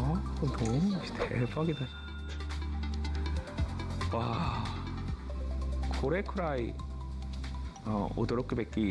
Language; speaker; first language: Japanese; non-native, learner; Korean